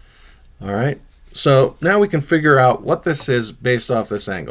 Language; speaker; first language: English; native; English